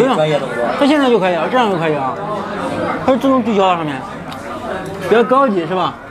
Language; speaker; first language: Chinese; native; Chinese